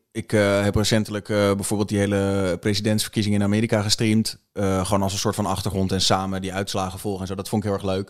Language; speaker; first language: Dutch; native; Dutch